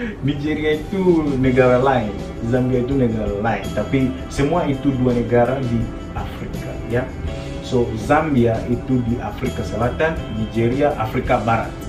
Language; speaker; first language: Indonesian; non-native, fluent; Nyanja